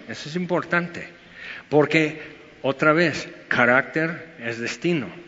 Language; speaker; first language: Spanish; non-native, fluent; English